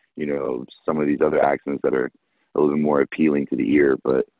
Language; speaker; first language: English; early bilingual, other home language; Persian